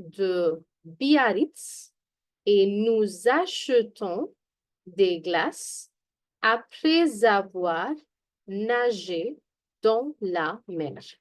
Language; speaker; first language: French; non-native, fluent; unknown